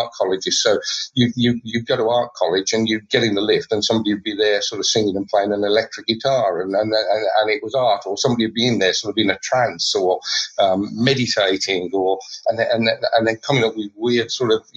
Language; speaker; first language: English; native; English